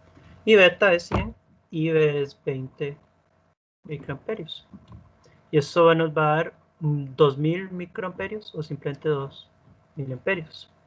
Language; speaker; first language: Spanish; native; Spanish